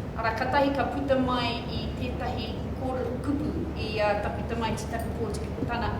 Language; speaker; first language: Māori; non-native, local second language; English